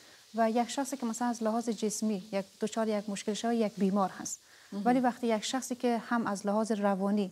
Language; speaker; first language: Persian; native; Persian